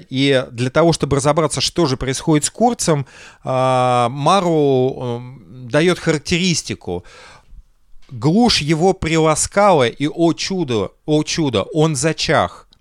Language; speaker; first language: Russian; native; Russian